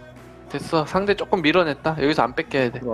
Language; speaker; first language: Korean; native; Korean